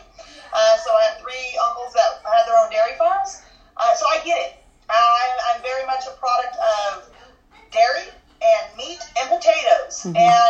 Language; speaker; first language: English; native; English